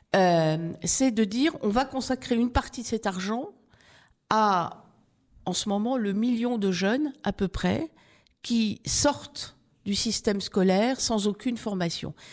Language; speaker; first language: French; native; French